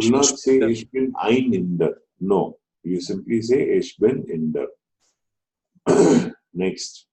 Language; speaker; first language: German; non-native, fluent; Telugu